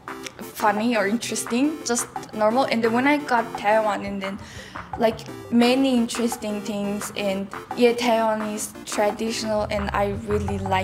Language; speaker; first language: English; non-native, learner; Mongolian